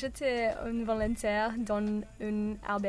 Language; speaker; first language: French; non-native, learner; English